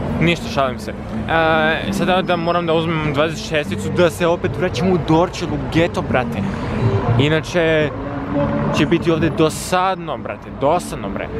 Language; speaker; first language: Serbian; early bilingual, heritage; Serbian